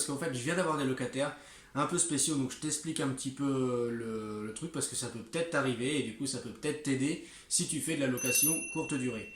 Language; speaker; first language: French; native; French